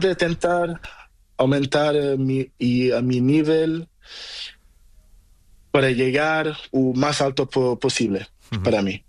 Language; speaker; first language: Spanish; non-native, learner; Portuguese